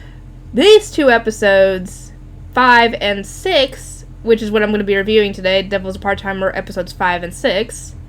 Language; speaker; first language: English; native; English